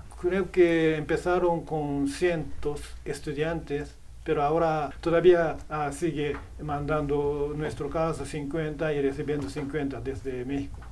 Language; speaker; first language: Spanish; non-native, fluent; Japanese